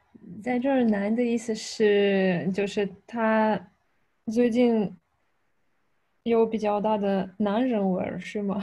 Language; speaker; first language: Chinese; non-native, fluent; Russian